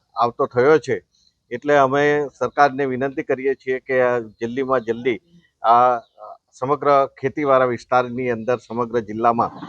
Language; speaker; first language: Gujarati; native; Gujarati